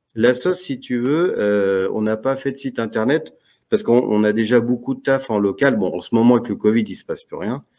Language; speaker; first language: French; native; French